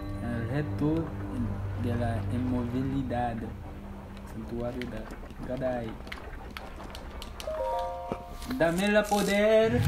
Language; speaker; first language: Portuguese; non-native, learner; English